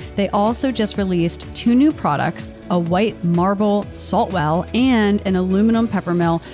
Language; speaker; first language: English; native; English